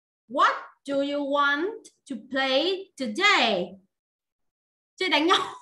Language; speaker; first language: English; non-native, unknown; Vietnamese